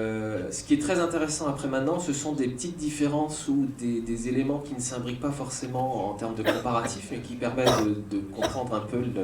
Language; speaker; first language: French; native; French